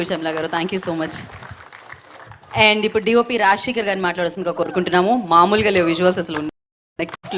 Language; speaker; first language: Telugu; native; Telugu